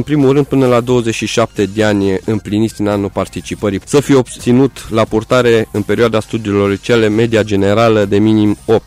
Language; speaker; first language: Romanian; native; Romanian